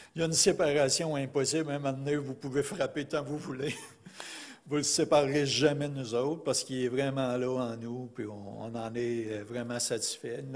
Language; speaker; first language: French; native; French